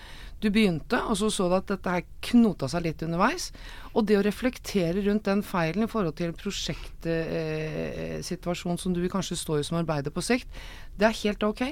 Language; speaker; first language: Norwegian; native; Norwegian